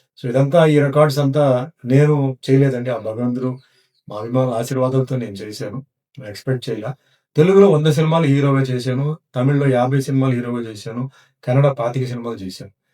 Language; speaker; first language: Telugu; non-native, local second language; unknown